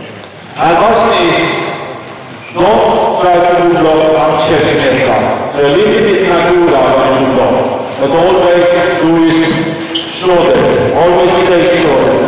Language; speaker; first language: English; non-native, learner; Swedish